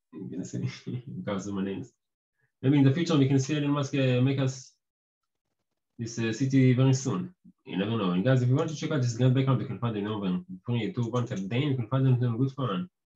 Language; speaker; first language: English; non-native, fluent; Hebrew